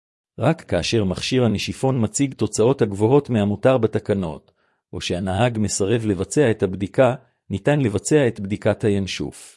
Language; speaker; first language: Hebrew; native; Hebrew